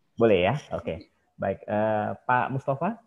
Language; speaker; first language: Indonesian; native; Indonesian